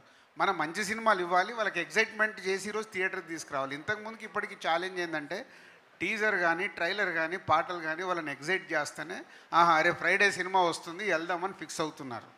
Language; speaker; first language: Telugu; native; Telugu